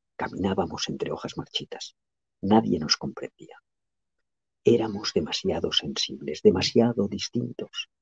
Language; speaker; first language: Spanish; non-native, local second language; Catalan